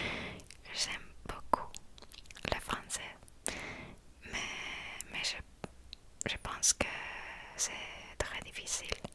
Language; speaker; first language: French; non-native, learner; Finnish